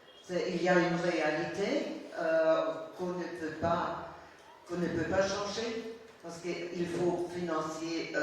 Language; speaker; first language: French; non-native, fluent; German